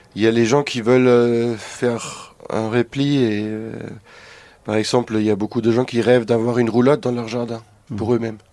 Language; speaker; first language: French; non-native, fluent; German